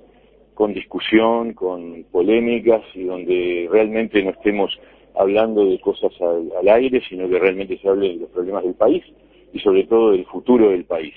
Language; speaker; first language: Spanish; native; Spanish